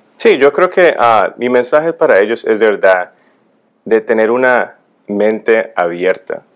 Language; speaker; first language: Spanish; early bilingual, heritage; Spanish